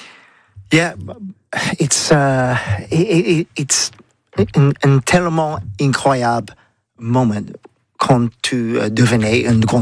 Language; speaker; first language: French; non-native, learner; English